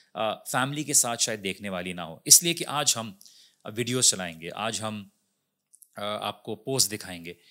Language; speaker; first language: Urdu; native; Urdu